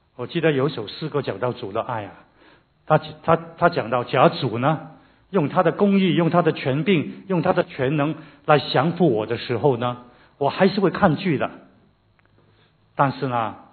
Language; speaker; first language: Chinese; non-native, local second language; Cantonese